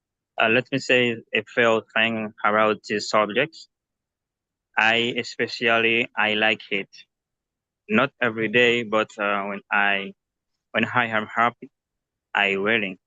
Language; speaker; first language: English; non-native, learner; Haitian Creole